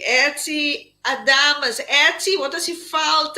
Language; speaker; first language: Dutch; non-native, local second language; Papiamento